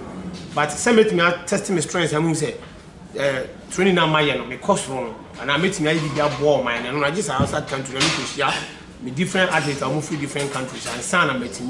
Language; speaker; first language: English; non-native, local second language; Akan